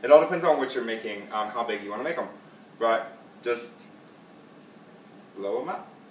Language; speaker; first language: English; native; English